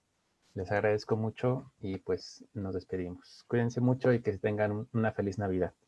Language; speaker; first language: Spanish; native; Spanish